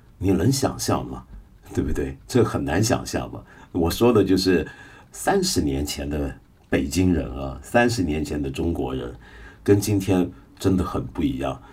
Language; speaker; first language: Chinese; non-native, local second language; Cantonese